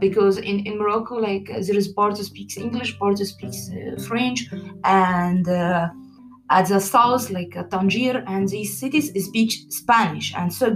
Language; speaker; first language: English; non-native, learner; Arabic